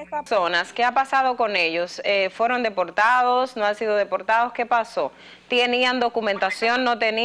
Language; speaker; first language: Spanish; native; Spanish